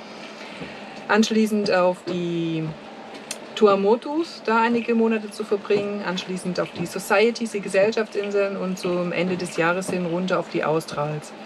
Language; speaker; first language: German; native; German